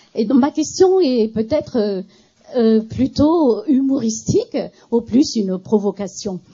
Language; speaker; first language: French; native; French